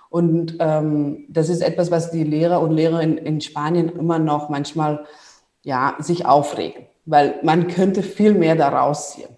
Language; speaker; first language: German; non-native, fluent; Spanish